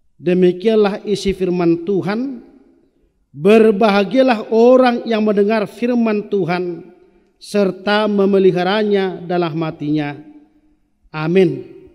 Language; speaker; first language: Indonesian; non-native, local second language; Batak Toba